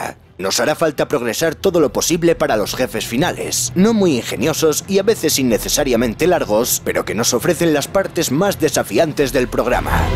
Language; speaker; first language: Spanish; native; Spanish